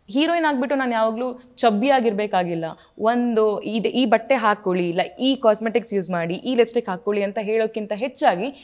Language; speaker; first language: Kannada; native; Kannada